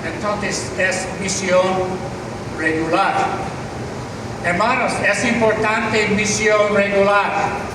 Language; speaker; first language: Spanish; non-native, fluent; English